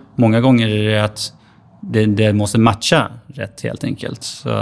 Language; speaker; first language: Swedish; native; Swedish